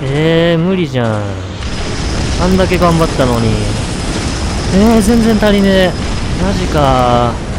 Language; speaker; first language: Japanese; native; Japanese